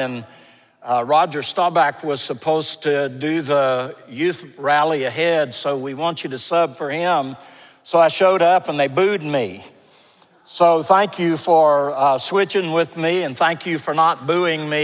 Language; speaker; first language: English; native; English